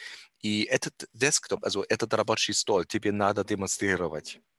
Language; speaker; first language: Russian; non-native, learner; German